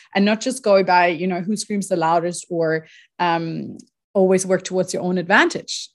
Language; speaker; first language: English; non-native, fluent; German